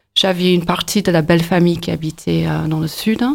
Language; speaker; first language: French; non-native, fluent; English